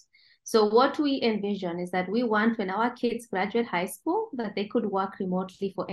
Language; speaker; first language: English; non-native, local second language; Kalenjin